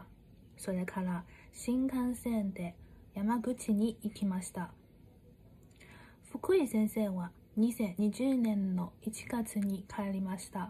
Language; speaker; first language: Japanese; non-native, learner; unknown